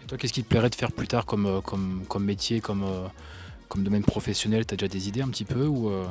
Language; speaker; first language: French; native; French